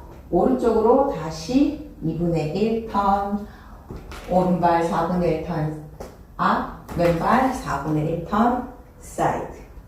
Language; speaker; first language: Korean; native; Korean